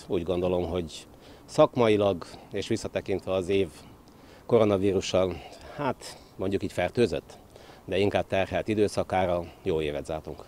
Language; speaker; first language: Hungarian; native; Hungarian